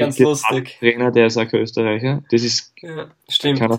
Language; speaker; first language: German; native; German